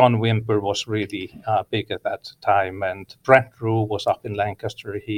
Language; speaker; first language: English; non-native, fluent; Icelandic